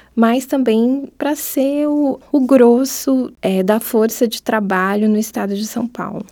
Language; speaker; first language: Portuguese; native; Portuguese